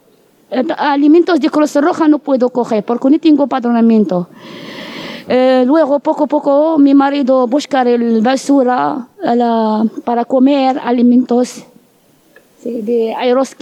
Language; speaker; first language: Spanish; non-native, learner; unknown